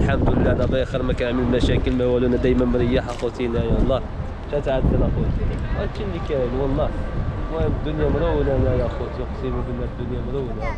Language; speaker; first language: Arabic; native; Arabic